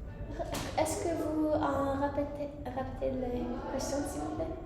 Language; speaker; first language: French; non-native, learner; English